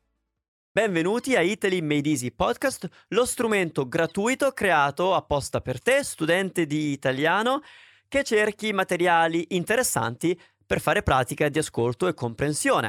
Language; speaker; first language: Italian; native; Italian